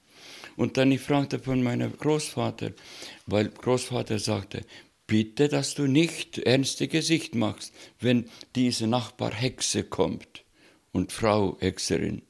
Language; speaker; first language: German; non-native, learner; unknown